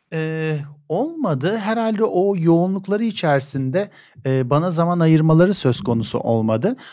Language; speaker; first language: Turkish; native; Turkish